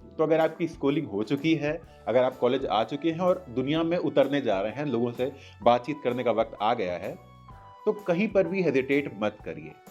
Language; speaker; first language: Hindi; native; Hindi